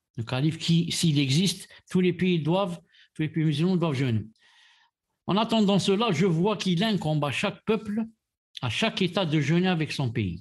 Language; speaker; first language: French; non-native, local second language; Arabic